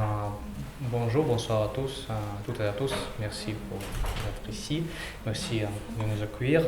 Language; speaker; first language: French; non-native, learner; Russian